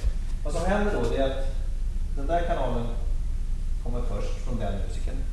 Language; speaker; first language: Swedish; native; Swedish